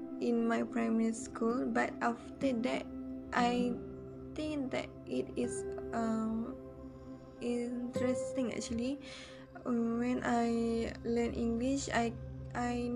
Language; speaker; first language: English; non-native, learner; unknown